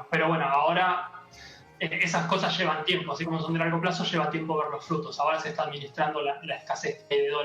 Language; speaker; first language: Spanish; native; Spanish